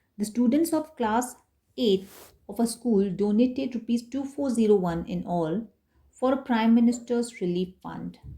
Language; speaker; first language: English; non-native, local second language; Hindi